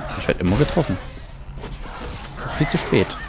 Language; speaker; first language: German; native; German